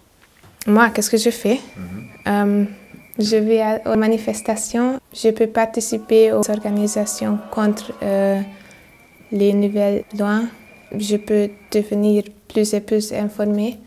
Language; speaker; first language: French; non-native, learner; Hungarian